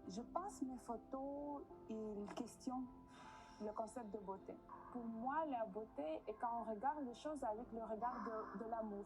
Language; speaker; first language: French; non-native, learner; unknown